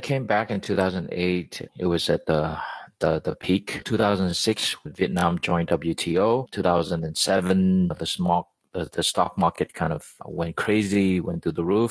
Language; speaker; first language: English; native; English